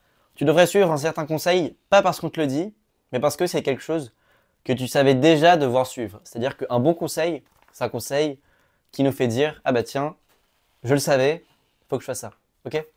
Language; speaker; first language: French; native; French